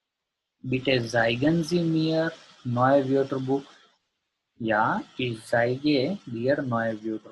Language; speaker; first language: German; non-native, learner; Gujarati